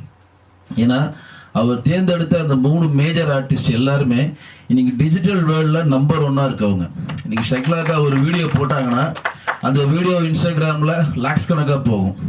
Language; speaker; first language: Tamil; native; Tamil